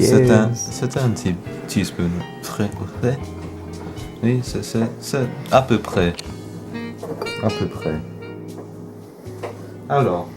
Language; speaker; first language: French; non-native, learner; English